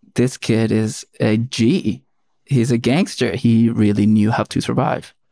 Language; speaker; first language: English; early bilingual, other home language; Spanish